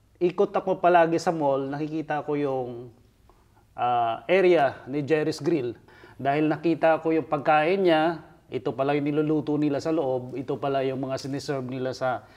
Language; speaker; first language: Filipino; non-native, local second language; Hiligaynon